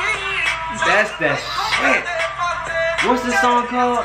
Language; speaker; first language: English; native; English